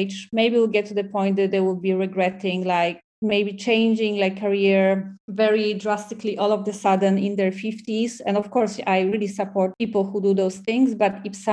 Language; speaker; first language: English; non-native, fluent; Polish